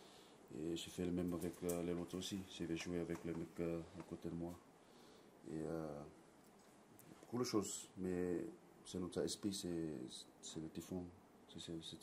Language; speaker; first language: French; non-native, learner; English